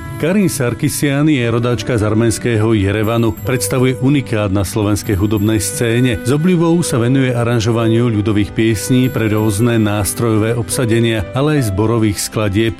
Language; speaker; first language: Slovak; native; Slovak